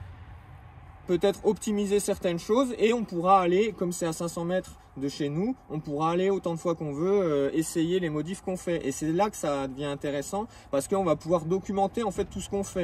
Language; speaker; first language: French; native; French